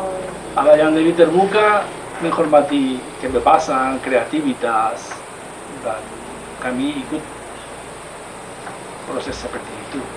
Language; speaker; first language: Indonesian; non-native, fluent; Spanish